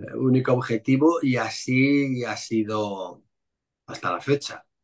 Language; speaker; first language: Spanish; native; Spanish